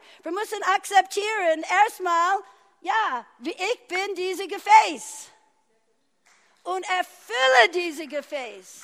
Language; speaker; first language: German; non-native, fluent; English